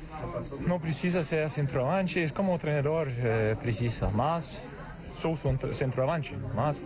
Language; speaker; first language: Portuguese; non-native, fluent; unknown